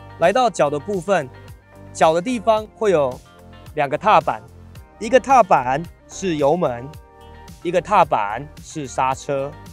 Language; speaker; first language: Chinese; native; Chinese